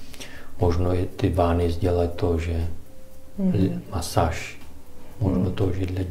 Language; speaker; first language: Russian; non-native, learner; Czech